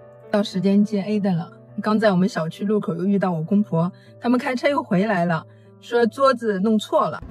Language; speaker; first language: Chinese; native; Chinese